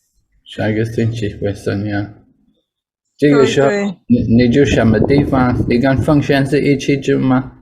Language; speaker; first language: Chinese; non-native, fluent; English